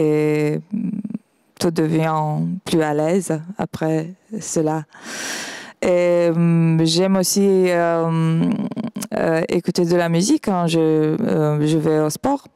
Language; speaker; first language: French; non-native, fluent; Romanian